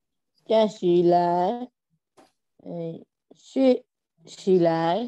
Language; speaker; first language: Chinese; non-native, learner; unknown